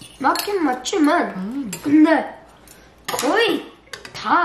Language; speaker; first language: Korean; early bilingual, heritage; Korean